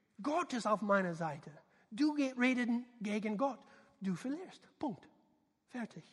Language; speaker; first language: German; non-native, learner; English